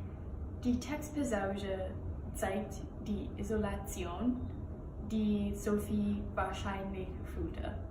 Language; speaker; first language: German; non-native, learner; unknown